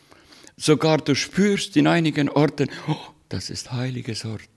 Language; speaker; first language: German; non-native, learner; Russian